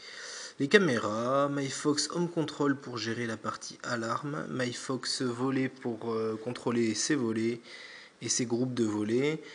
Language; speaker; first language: French; native; French